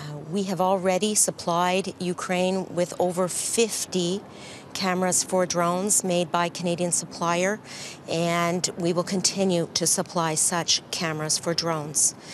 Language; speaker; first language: English; native; English